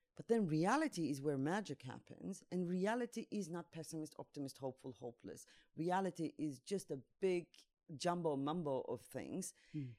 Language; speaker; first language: English; non-native, fluent; Turkish